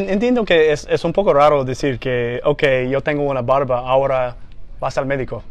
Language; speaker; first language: Spanish; non-native, fluent; English